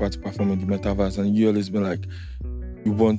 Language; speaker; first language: English; non-native, local second language; Yoruba